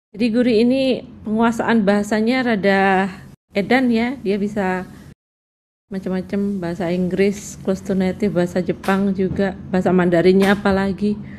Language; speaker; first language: Indonesian; native; Indonesian